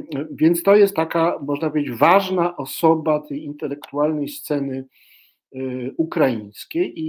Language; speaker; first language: Polish; native; Polish